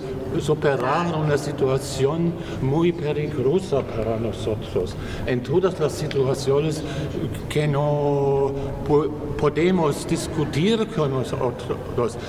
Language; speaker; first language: Spanish; non-native, fluent; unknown